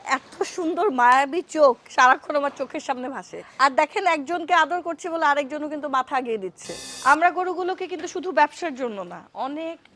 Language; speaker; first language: Bangla; native; Bangla